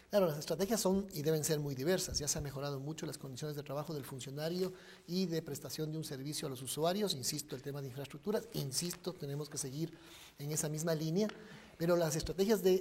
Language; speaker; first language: Spanish; native; Spanish